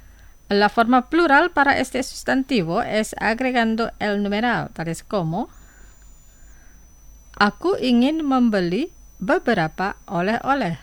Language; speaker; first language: Spanish; non-native, fluent; Indonesian